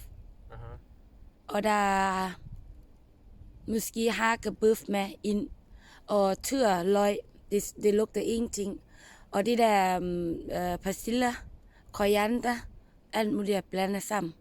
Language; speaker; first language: Danish; non-native, learner; Thai